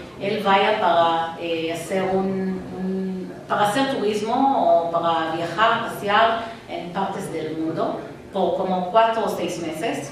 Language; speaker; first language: Spanish; non-native, fluent; Hebrew